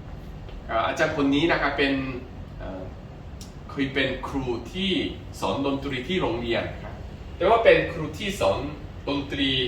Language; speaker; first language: Thai; non-native, fluent; Korean